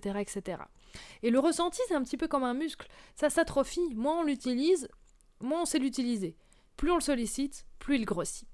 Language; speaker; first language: French; native; French